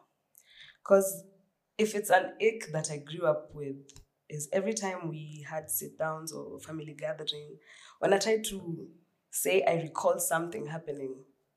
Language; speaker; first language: English; non-native, local second language; Swahili